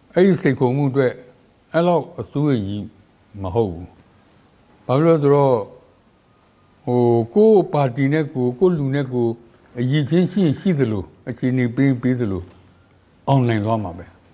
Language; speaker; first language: Burmese; non-native, local second language; Karen languages